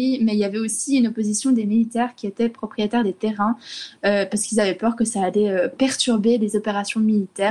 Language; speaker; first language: French; native; French